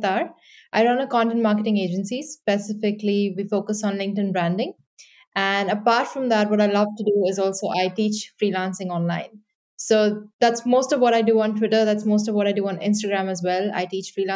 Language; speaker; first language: English; non-native, local second language; Hindi